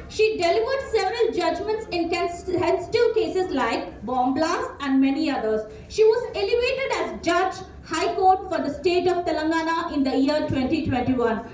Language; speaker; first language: English; non-native, local second language; Telugu